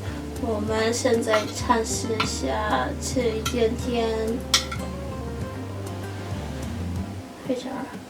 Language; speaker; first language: Chinese; non-native, learner; English